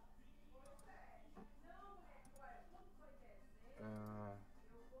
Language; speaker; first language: Portuguese; native; Portuguese